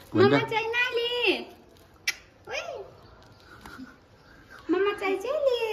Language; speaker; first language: Chinese; non-native, learner; Nepali